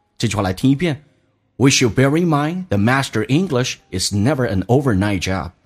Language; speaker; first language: English; non-native, fluent; Chinese